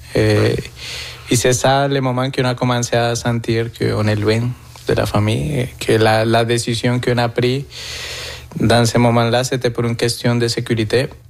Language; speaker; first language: French; non-native, fluent; Spanish